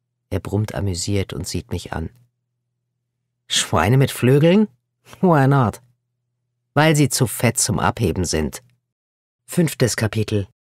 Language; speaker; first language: German; native; German